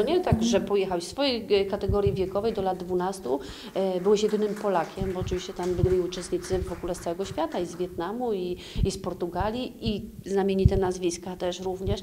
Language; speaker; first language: Polish; native; Polish